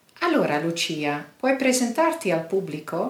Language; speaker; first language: Italian; non-native, fluent; Dutch